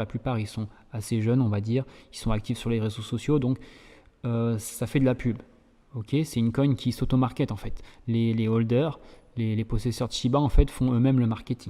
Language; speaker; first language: French; native; French